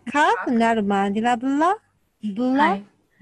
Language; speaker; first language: Russian; non-native, learner; Japanese